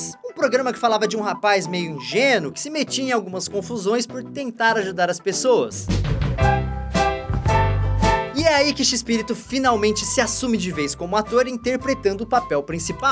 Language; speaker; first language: Portuguese; native; Portuguese